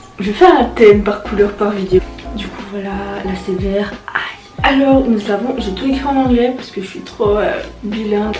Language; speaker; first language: French; native; French